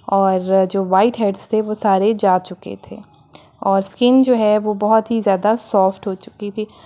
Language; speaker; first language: Hindi; native; Hindi